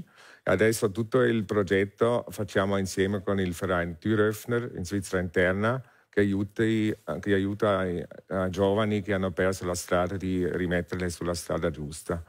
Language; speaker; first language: Italian; non-native, learner; German